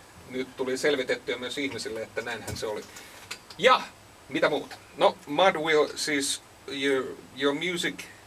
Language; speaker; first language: Finnish; native; Finnish